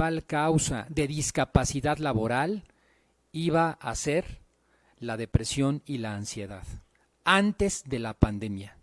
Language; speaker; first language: Spanish; native; Spanish